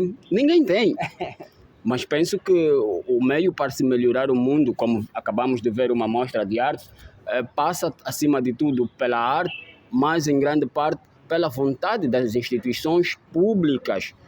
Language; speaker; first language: Portuguese; native; Portuguese